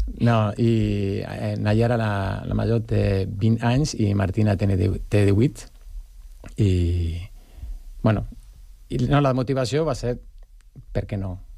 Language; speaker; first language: Catalan; non-native, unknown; Spanish